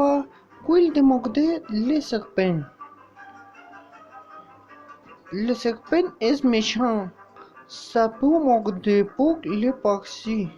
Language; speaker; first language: French; non-native, learner; Spanish